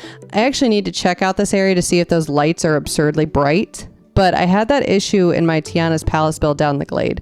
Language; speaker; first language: English; native; English